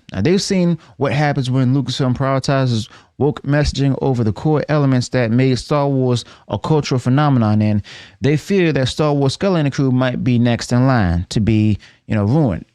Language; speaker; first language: English; native; English